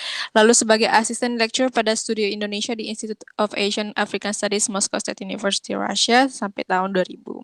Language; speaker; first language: Indonesian; native; Indonesian